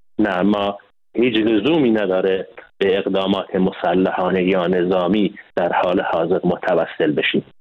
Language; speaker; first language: Persian; non-native, local second language; Kurdish